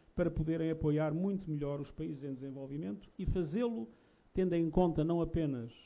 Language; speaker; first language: Portuguese; native; Portuguese